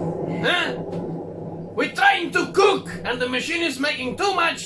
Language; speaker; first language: English; non-native, fluent; Portuguese